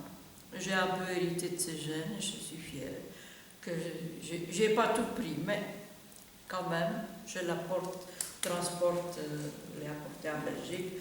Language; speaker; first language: French; non-native, fluent; Romanian